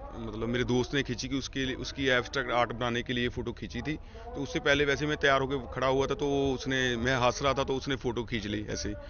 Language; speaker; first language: Hindi; non-native, local second language; Punjabi